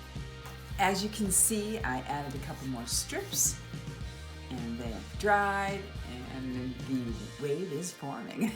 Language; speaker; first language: English; native; English